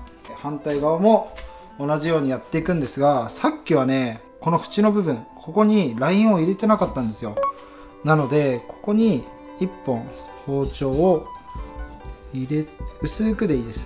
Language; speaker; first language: Japanese; native; Japanese